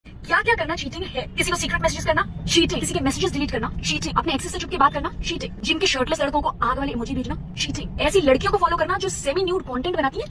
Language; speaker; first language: Hindi; native; Hindi